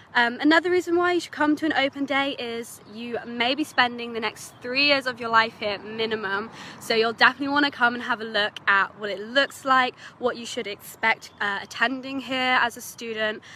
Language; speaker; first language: English; native; English